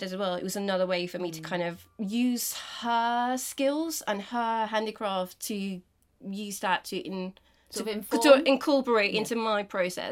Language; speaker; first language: English; non-native, fluent; Danish